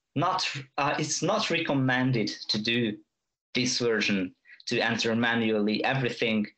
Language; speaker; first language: English; non-native, fluent; Hungarian